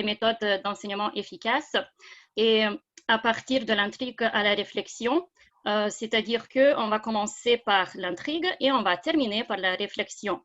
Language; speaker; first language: French; non-native, fluent; Lithuanian